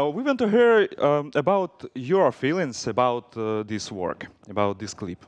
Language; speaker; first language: English; non-native, learner; Ukrainian